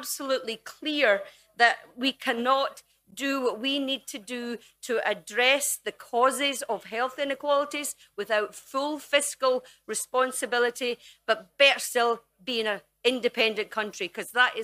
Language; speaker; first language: English; native; English